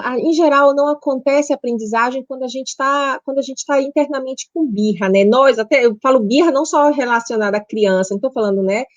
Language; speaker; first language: Portuguese; native; Portuguese